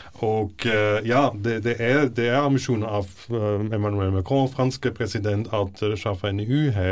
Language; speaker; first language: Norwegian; non-native, fluent; German